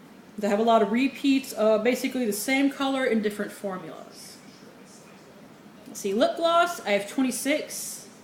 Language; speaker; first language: English; native; English